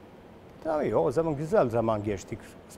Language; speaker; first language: Turkish; non-native, learner; Serbian